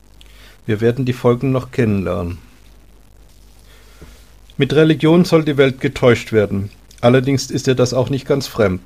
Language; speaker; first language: German; native; German